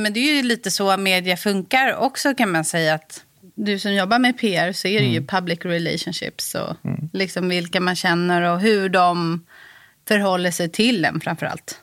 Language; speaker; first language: Swedish; native; Swedish